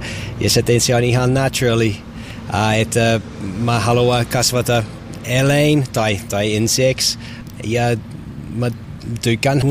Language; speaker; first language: Finnish; non-native, learner; English